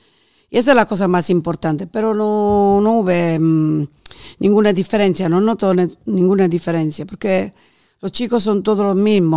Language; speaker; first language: Spanish; non-native, fluent; Italian